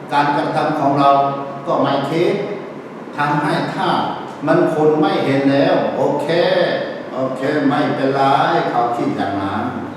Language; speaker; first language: Thai; non-native, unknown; Korean